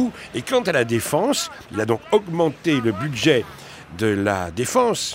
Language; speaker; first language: French; native; French